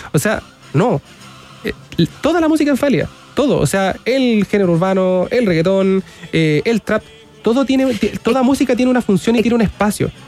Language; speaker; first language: Spanish; native; Spanish